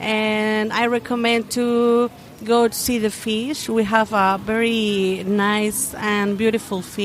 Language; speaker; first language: English; non-native, learner; Spanish